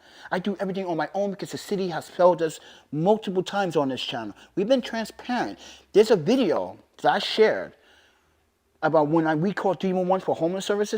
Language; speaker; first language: English; native; English